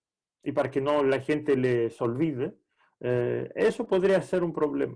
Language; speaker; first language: Spanish; non-native, fluent; Greek